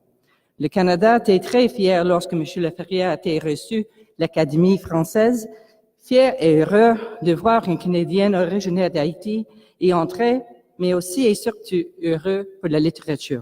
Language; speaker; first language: French; non-native, local second language; English